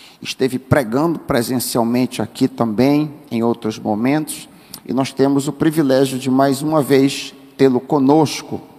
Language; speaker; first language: Portuguese; native; Portuguese